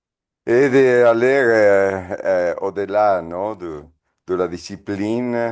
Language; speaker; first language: French; non-native, fluent; Spanish